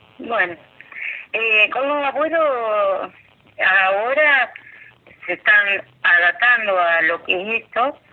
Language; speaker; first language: Spanish; native; Spanish